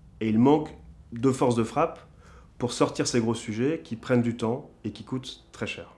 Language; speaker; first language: French; native; French